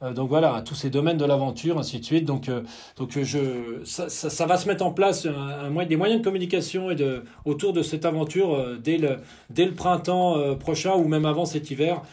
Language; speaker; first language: French; native; French